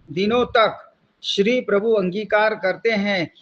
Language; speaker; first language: Hindi; non-native, local second language; Gujarati